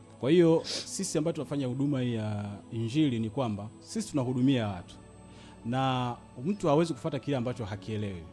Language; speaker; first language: Swahili; native; Swahili